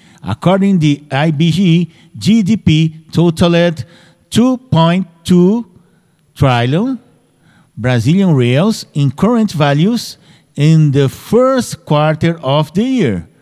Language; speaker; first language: English; non-native, fluent; Portuguese